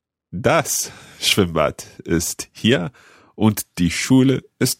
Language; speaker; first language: German; non-native, learner; English